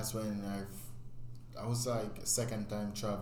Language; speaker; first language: English; non-native, local second language; Jamaican Creole English